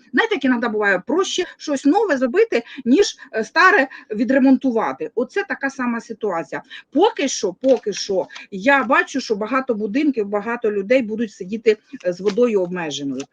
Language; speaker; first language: Ukrainian; non-native, local second language; Russian